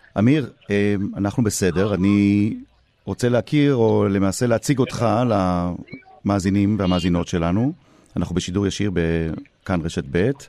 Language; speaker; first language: Hebrew; native; Hebrew